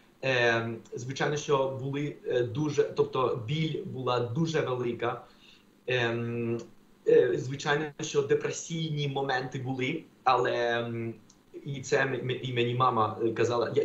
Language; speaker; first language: Ukrainian; non-native, fluent; Spanish